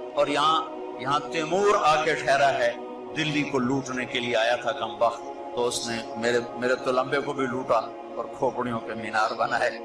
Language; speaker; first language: Urdu; non-native, local second language; Punjabi